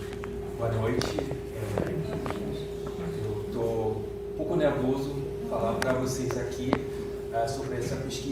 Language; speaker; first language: Portuguese; non-native, fluent; German